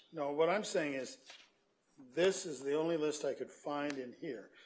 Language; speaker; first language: English; native; English